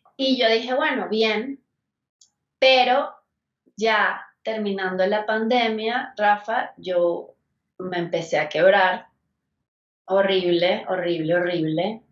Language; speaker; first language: Spanish; native; Spanish